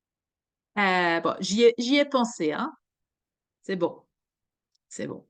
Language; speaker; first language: French; native; French